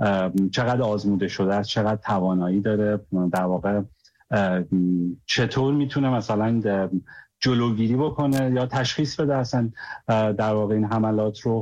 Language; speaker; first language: Persian; native; Persian